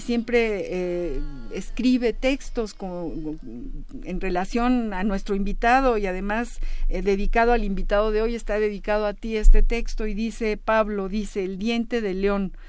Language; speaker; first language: Spanish; native; Spanish